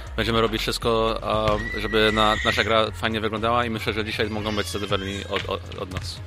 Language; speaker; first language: Polish; early bilingual, heritage; Polish